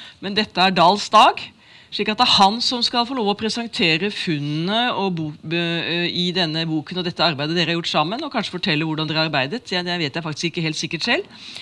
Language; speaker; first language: Norwegian; native; Norwegian